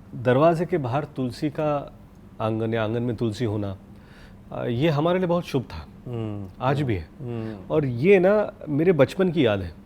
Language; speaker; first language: Hindi; non-native, local second language; Marathi